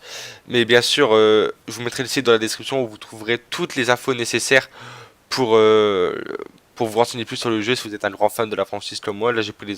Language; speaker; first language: French; native; French